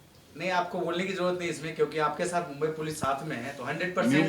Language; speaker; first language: Hindi; native; Hindi